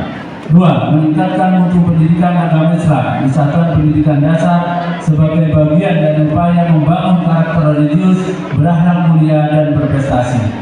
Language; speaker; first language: Indonesian; native; Indonesian